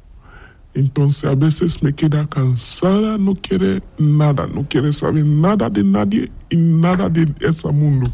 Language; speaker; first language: Spanish; non-native, learner; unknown